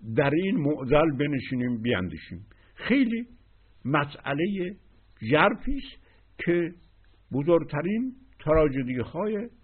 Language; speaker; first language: Persian; native; Persian